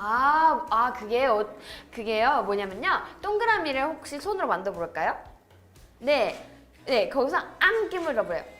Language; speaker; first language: Korean; native; Korean